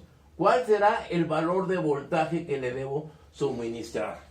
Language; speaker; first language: Spanish; native; Spanish